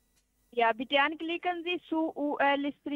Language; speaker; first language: German; non-native, learner; Hindi